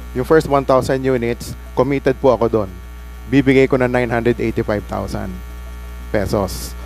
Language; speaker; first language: Filipino; native; Filipino